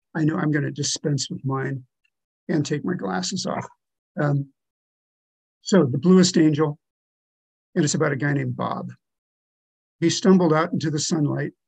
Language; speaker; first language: English; native; English